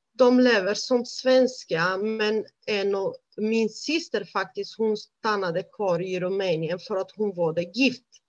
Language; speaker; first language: Swedish; non-native, fluent; Romany